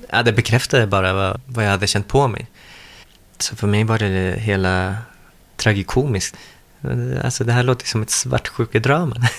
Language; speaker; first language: Swedish; early bilingual, other home language; Spanish